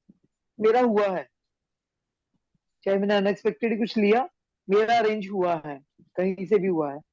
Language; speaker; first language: Hindi; native; Hindi